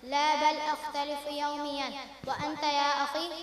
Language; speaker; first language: Arabic; non-native, learner; Urdu